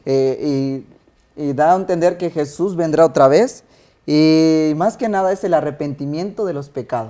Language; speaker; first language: Spanish; native; Spanish